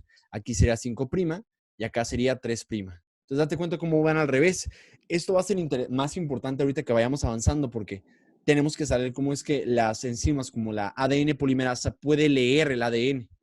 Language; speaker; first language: Spanish; native; Spanish